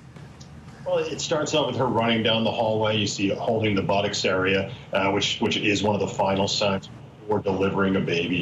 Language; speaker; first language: English; native; English